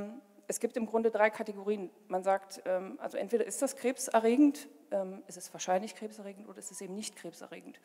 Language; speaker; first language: German; native; German